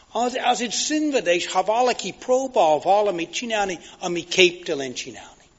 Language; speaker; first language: Hungarian; non-native, fluent; English